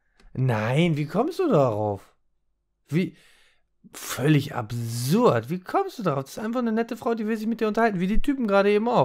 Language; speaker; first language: German; native; German